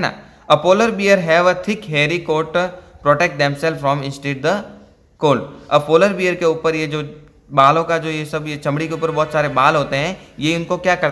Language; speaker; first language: Hindi; native; Hindi